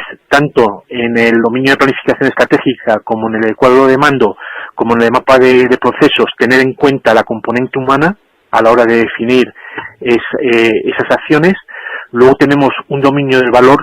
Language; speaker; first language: Spanish; native; Spanish